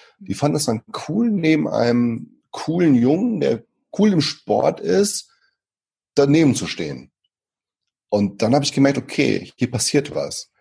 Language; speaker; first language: German; early bilingual, other home language; Portuguese